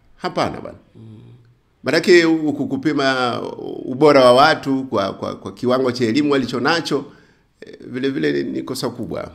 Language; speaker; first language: Swahili; native; Swahili